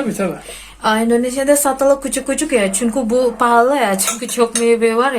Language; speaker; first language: Turkish; non-native, learner; Indonesian